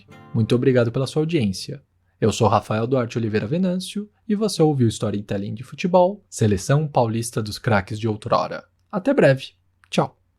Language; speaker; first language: Portuguese; native; Portuguese